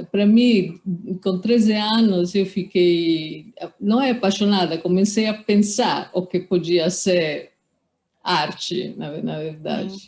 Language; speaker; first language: Portuguese; non-native, fluent; Italian